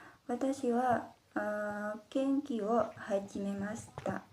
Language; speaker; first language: Japanese; non-native, learner; Indonesian